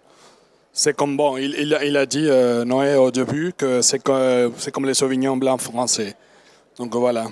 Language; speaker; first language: French; non-native, learner; Spanish